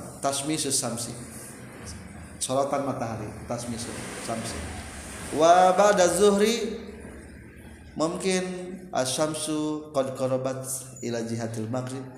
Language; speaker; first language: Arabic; non-native, fluent; Indonesian